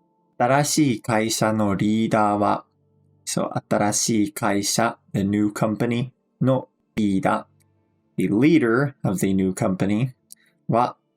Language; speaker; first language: Japanese; non-native, fluent; English